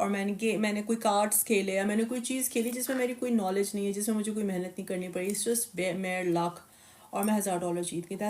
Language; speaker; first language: Urdu; native; Urdu